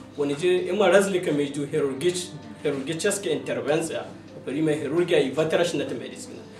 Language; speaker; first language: Bulgarian; non-native, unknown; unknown